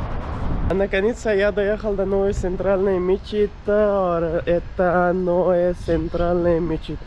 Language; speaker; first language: Russian; non-native, learner; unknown